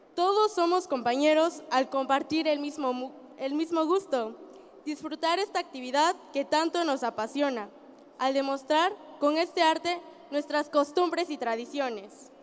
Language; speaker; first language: Spanish; native; Spanish